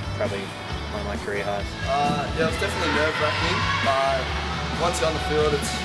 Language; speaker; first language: English; native; English